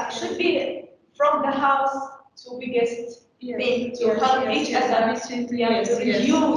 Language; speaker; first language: English; non-native, learner; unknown